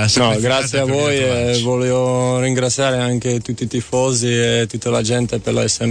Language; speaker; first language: Italian; non-native, fluent; Czech